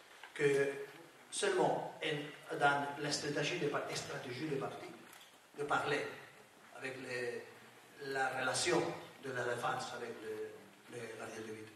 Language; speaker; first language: French; non-native, learner; Spanish